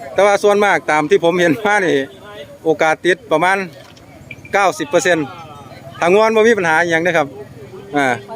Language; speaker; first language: Thai; native; Thai